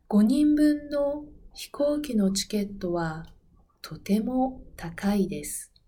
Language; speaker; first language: Japanese; non-native, learner; Spanish